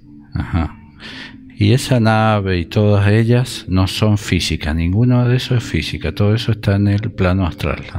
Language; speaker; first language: Spanish; native; Spanish